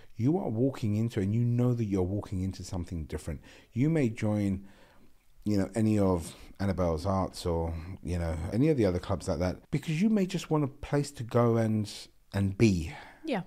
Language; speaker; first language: English; non-native, local second language; Gujarati